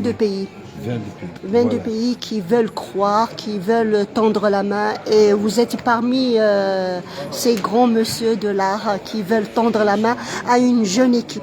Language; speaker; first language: French; non-native, local second language; Arabic